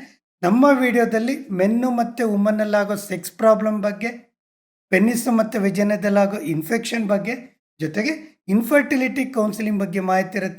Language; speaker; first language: Kannada; native; Kannada